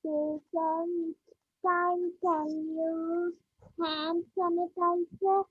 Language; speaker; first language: English; non-native, learner; Sinhala